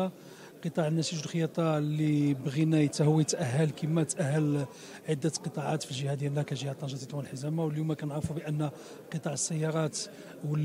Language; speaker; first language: Arabic; native; Arabic